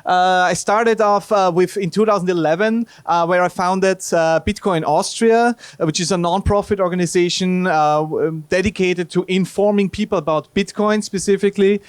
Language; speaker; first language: English; non-native, fluent; German